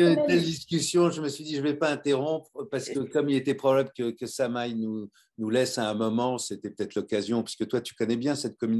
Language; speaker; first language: French; native; French